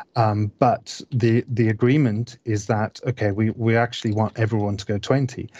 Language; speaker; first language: English; native; English